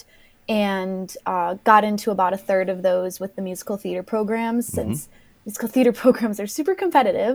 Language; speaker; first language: English; native; English